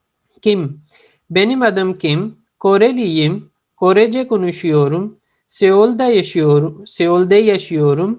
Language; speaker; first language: Turkish; non-native, fluent; Urdu